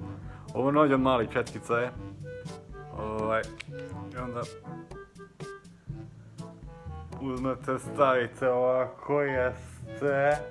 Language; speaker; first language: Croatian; non-native, local second language; Hungarian